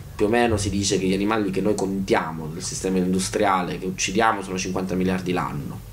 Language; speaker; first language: Italian; native; Italian